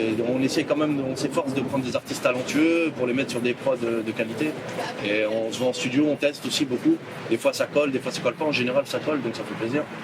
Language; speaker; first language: French; early bilingual, other home language; Arabic